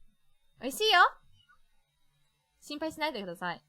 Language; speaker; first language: Japanese; non-native, learner; English